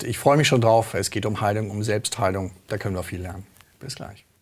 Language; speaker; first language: German; native; German